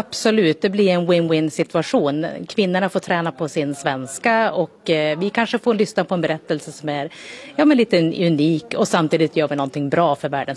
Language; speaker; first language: Swedish; native; Swedish